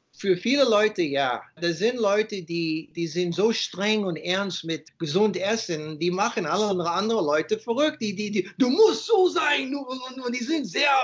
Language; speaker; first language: German; early bilingual, heritage; German